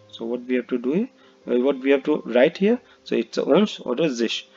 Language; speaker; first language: English; non-native, local second language; Hindi